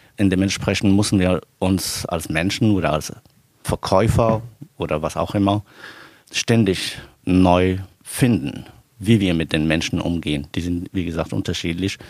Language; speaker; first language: German; non-native, fluent; Arabic